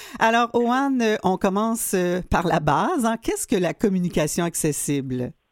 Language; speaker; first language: French; native; French